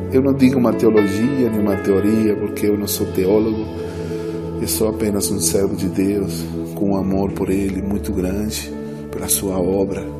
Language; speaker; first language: Portuguese; non-native, fluent; Spanish